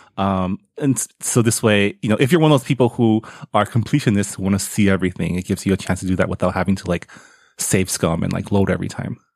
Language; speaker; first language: English; native; English